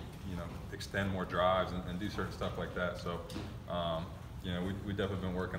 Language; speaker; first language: English; native; English